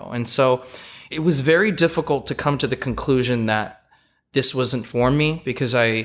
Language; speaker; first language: English; native; English